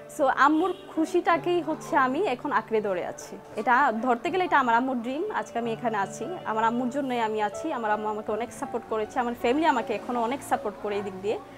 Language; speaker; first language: Bangla; early bilingual, heritage; Bangla